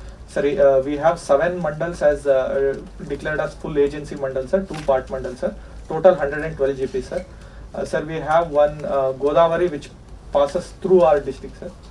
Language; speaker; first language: English; non-native, local second language; Telugu